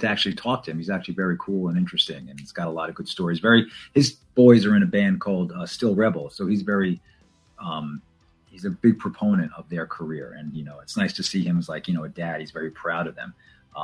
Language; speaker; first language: English; native; English